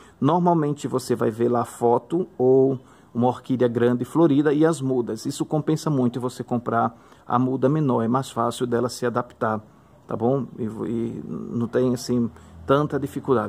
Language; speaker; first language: Portuguese; native; Portuguese